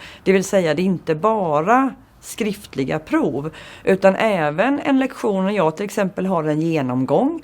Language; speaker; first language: Swedish; native; Swedish